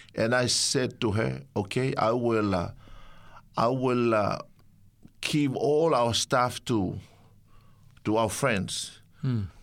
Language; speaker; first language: English; non-native, fluent; Samoan